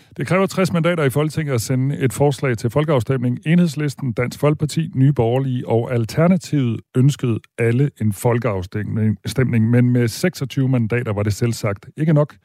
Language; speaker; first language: Danish; native; Danish